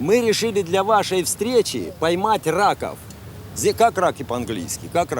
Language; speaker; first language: Russian; native; Russian